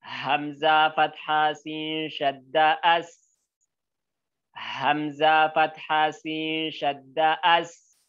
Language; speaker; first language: Arabic; non-native, learner; Oromo